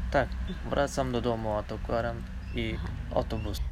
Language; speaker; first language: Polish; non-native, learner; Turkish